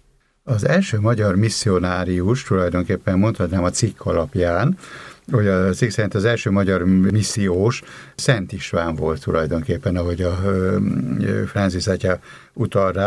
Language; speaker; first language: Hungarian; native; Hungarian